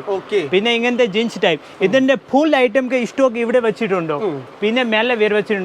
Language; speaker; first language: Malayalam; non-native, local second language; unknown